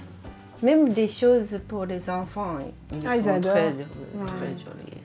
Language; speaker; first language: French; non-native, learner; Japanese